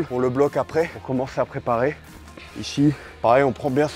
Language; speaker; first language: French; native; French